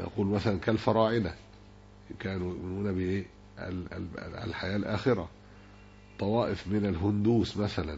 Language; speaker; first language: Arabic; native; Arabic